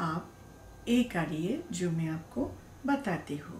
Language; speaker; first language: Hindi; non-native, learner; Bangla